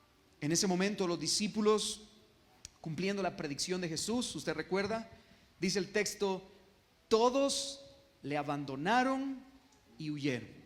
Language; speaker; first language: Spanish; native; Spanish